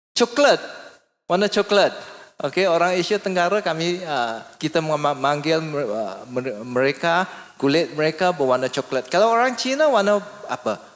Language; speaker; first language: Malay; non-native, local second language; English